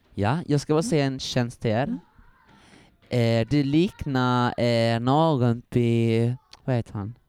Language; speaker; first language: Swedish; early bilingual, other home language; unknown